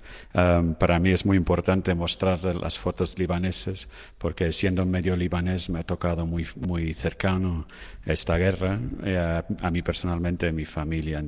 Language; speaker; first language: Spanish; non-native, fluent; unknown